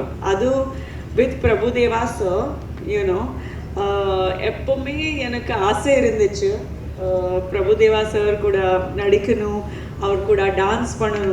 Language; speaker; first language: Tamil; non-native, fluent; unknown